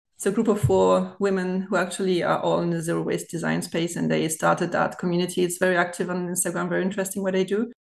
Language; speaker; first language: English; non-native, fluent; German